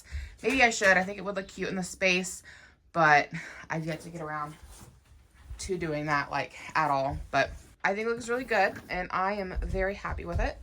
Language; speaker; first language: English; native; English